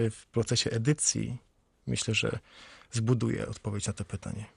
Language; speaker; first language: Polish; native; Polish